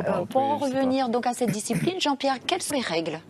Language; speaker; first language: French; native; French